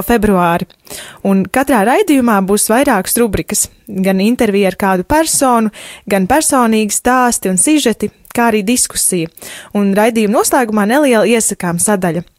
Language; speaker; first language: Latvian; native; Latvian